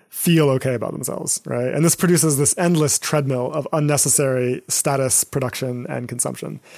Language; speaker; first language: English; native; English